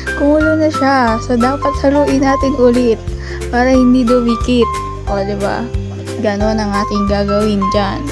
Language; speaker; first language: Filipino; non-native, local second language; Iloko